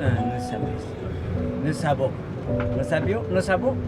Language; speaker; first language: Spanish; non-native, learner; Arabic